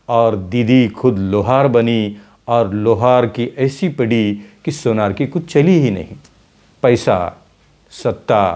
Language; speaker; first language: Hindi; non-native, local second language; Marathi